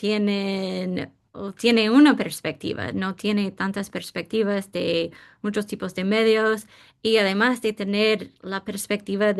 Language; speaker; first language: Spanish; non-native, fluent; English